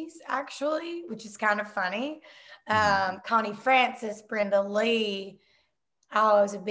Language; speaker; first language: English; native; English